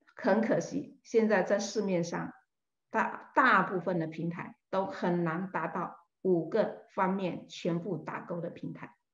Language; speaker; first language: Chinese; native; Chinese